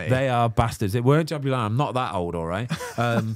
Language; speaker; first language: English; native; English